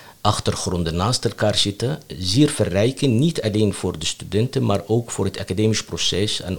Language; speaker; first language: Dutch; non-native, fluent; Arabic